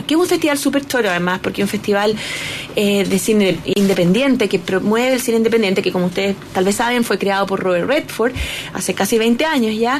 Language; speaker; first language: Spanish; native; Spanish